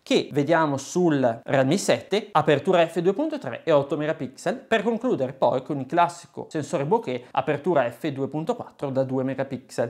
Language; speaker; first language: Italian; native; Italian